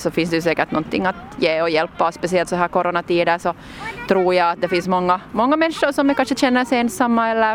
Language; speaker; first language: Swedish; native; Swedish